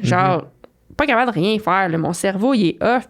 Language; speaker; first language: French; native; French